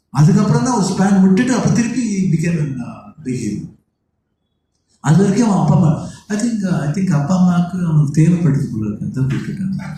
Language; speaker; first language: Tamil; non-native, local second language; Kannada